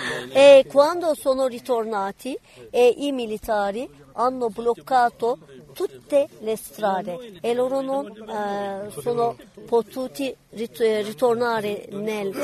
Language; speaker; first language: Italian; non-native, learner; Kurdish